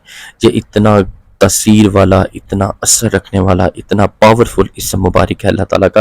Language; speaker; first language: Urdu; non-native, local second language; Punjabi